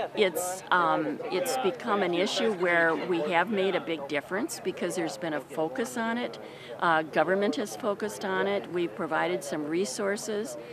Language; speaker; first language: English; native; English